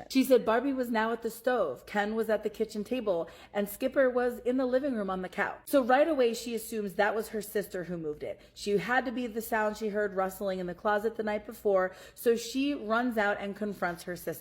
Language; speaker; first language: English; native; English